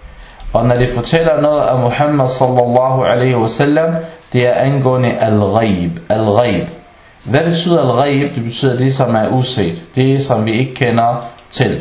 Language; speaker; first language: Danish; early bilingual, other home language; Arabic